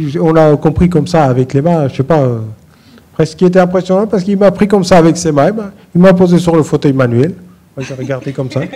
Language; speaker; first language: French; non-native, fluent; Armenian